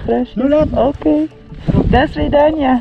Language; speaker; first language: Russian; non-native, learner; Dutch